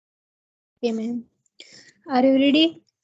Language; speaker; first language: English; non-native, learner; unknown